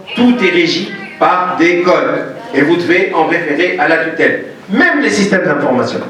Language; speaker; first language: French; non-native, local second language; Arabic